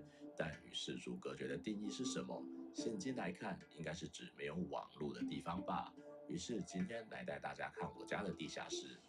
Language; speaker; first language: Chinese; native; Chinese